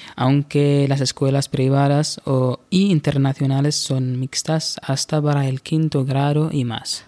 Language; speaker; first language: Spanish; non-native, fluent; Arabic